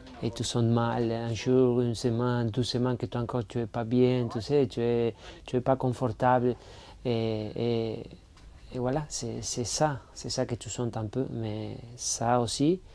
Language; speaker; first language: French; non-native, fluent; Spanish